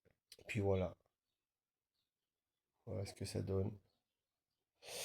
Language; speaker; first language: French; native; French